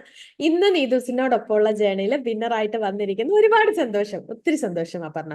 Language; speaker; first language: Malayalam; native; Malayalam